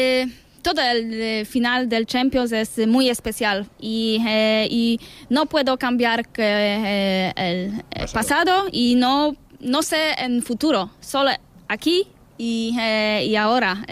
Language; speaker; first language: Spanish; non-native, learner; Polish